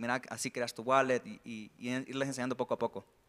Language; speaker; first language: Spanish; native; Spanish